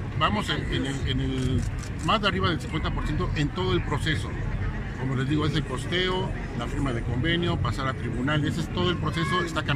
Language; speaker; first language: Spanish; native; Spanish